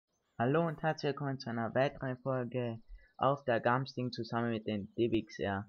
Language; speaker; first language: German; native; German